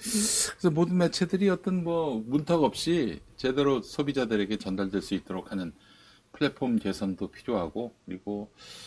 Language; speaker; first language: Korean; native; Korean